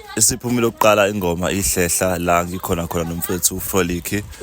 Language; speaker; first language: Zulu; native; Zulu